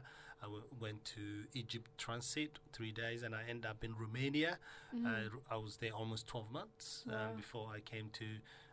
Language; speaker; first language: English; non-native, fluent; Somali